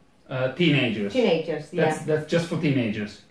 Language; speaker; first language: English; non-native, fluent; Italian